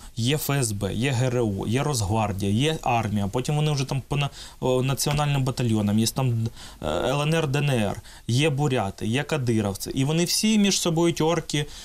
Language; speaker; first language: Ukrainian; non-native, local second language; Russian